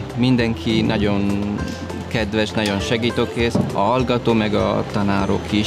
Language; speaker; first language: Hungarian; non-native, learner; Italian